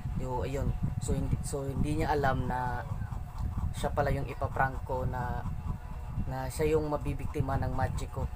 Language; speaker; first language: Filipino; non-native, local second language; Cebuano